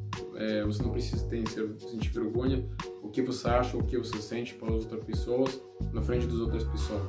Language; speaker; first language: Portuguese; non-native, learner; Russian